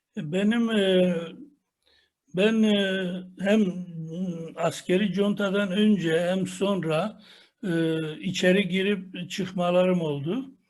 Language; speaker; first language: Turkish; non-native, local second language; Kurdish